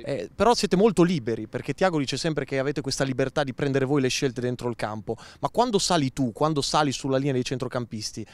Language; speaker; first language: Italian; native; Italian